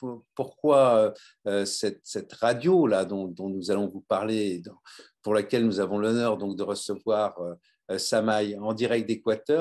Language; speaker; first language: French; native; French